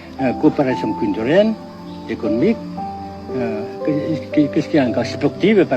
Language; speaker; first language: French; non-native, fluent; Vietnamese